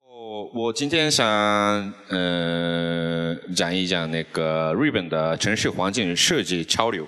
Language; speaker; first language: Chinese; non-native, fluent; Japanese